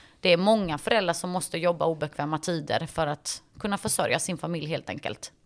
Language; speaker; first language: Swedish; early bilingual, other home language; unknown